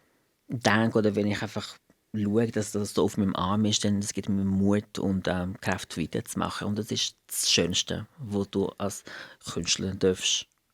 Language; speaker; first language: German; non-native, fluent; Portuguese